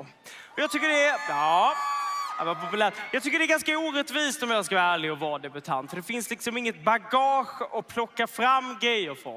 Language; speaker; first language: Swedish; native; Swedish